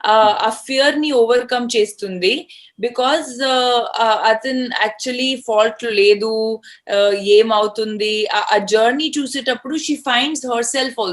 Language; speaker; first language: Telugu; non-native, fluent; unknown